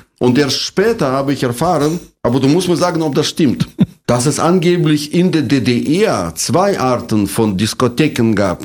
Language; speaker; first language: German; non-native, fluent; Russian